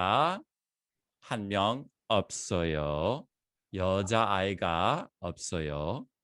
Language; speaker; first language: Korean; non-native, fluent; English